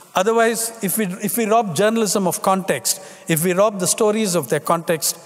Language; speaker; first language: English; non-native, local second language; Tamil